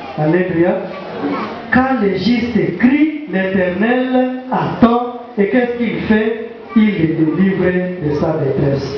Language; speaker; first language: French; non-native, local second language; Swahili